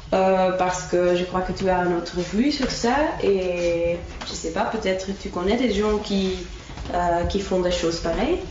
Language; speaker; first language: French; non-native, local second language; Dutch